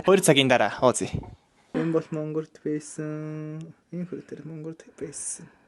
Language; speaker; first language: Mongolian; non-native, learner; Japanese